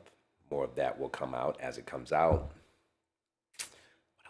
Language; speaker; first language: English; native; English